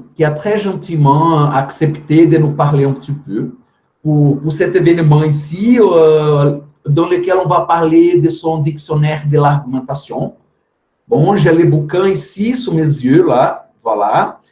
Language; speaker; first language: French; non-native, fluent; Portuguese